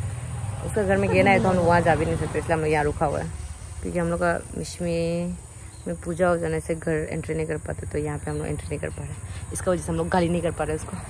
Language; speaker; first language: Hindi; non-native, local second language; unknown